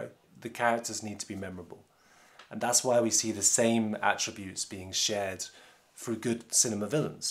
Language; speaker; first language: English; native; English